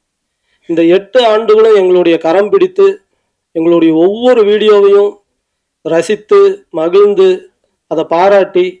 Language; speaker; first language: Tamil; native; Tamil